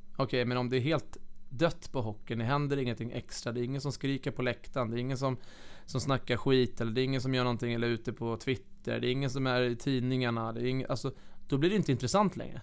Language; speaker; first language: Swedish; native; Swedish